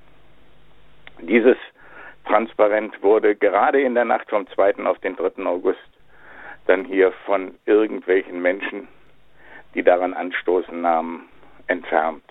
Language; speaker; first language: German; native; German